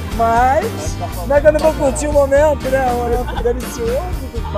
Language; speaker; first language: Portuguese; native; Portuguese